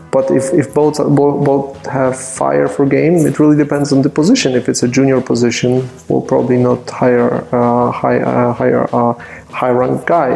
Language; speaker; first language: English; non-native, fluent; Polish